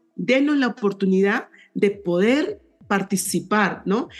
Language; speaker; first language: Spanish; native; Spanish